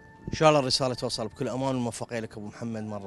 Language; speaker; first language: Arabic; native; Arabic